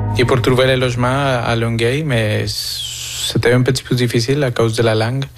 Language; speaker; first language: French; non-native, fluent; Spanish